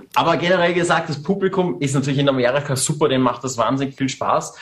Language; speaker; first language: German; native; German